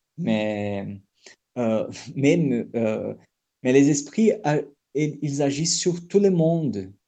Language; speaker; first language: French; non-native, fluent; Portuguese